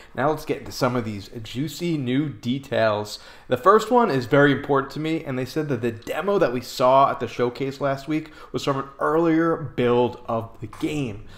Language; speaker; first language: English; native; English